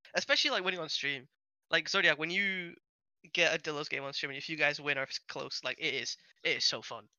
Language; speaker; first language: English; non-native, fluent; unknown